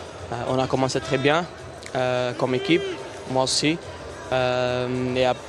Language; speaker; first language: French; non-native, learner; Portuguese